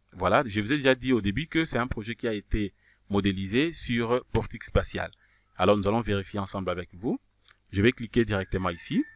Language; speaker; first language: French; non-native, local second language; Kongo